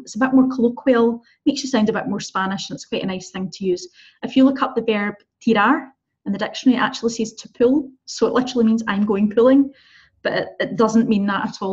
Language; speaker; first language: English; native; English